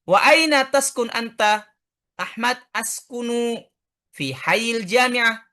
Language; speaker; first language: Arabic; non-native, learner; Indonesian